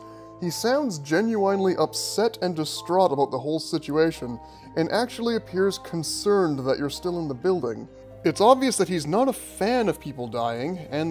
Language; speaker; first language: English; native; English